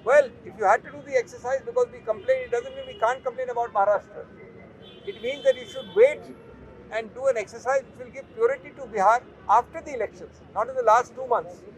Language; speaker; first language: English; non-native, local second language; Hindi